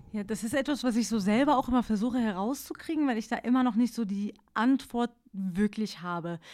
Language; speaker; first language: German; early bilingual, other home language; Persian